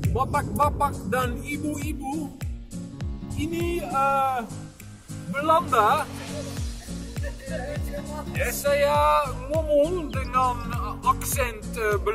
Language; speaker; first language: Indonesian; non-native, learner; Dutch